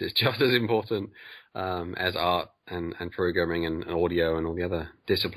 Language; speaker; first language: English; native; English